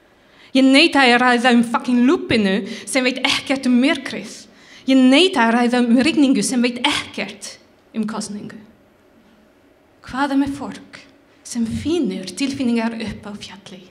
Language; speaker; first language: Icelandic; non-native, learner; French